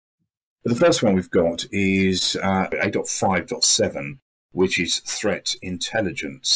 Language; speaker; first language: English; native; English